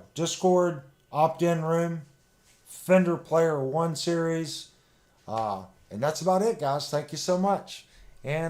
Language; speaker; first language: English; native; English